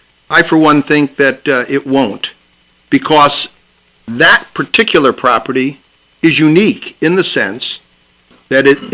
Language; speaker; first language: English; native; English